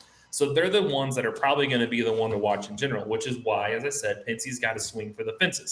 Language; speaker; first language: English; native; English